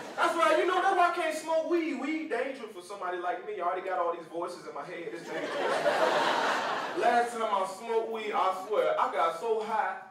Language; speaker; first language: English; native; English